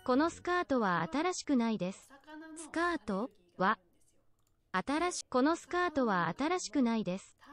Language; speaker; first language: Japanese; non-native, learner; English